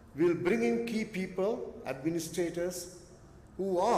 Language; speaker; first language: English; non-native, local second language; Sinhala